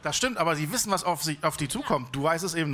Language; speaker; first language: German; native; German